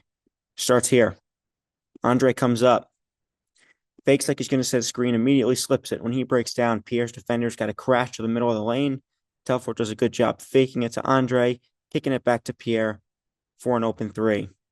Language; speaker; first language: English; native; English